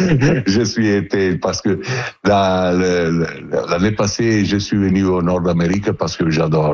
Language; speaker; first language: French; non-native, learner; Italian